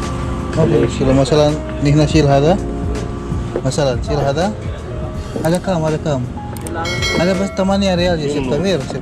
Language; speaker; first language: Arabic; non-native, learner; Indonesian